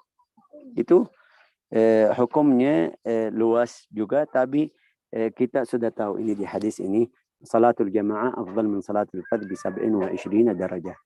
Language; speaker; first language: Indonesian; non-native, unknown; Arabic